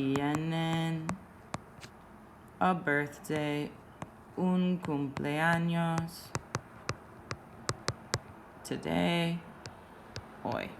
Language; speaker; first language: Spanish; non-native, fluent; English